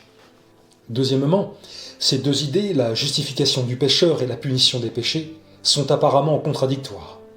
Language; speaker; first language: French; native; French